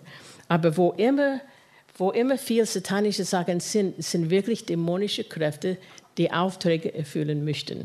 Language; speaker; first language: German; non-native, fluent; English